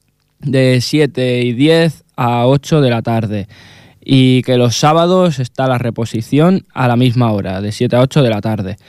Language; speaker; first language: Spanish; native; Spanish